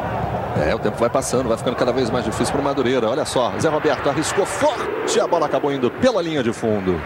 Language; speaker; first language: Portuguese; native; Portuguese